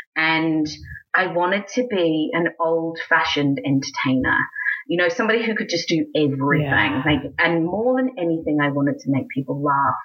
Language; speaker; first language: English; native; English